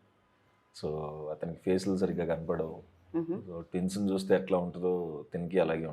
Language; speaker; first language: Telugu; native; Telugu